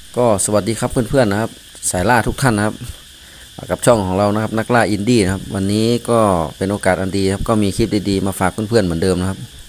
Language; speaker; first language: Thai; native; Thai